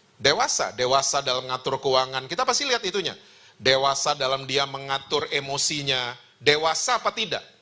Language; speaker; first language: Indonesian; native; Indonesian